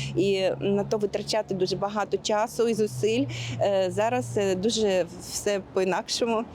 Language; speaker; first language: Ukrainian; native; Ukrainian